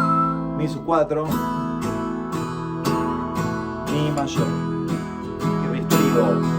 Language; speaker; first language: Spanish; native; Spanish